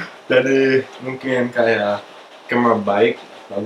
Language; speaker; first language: Indonesian; non-native, local second language; English